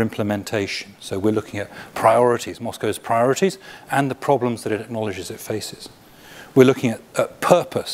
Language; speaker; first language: English; native; English